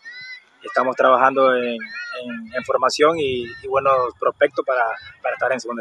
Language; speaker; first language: Spanish; native; Spanish